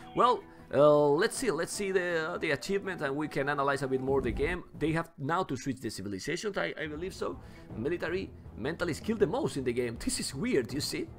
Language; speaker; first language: English; non-native, fluent; Spanish